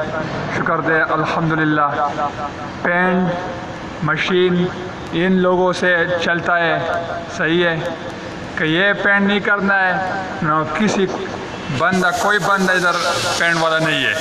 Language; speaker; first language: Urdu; non-native, local second language; Pashto